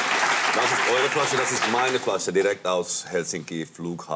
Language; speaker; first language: German; non-native, learner; Finnish